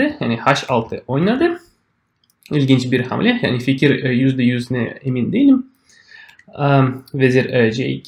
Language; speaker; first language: Turkish; non-native, fluent; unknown